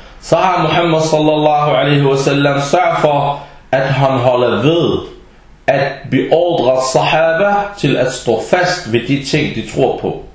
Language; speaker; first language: Danish; early bilingual, other home language; Arabic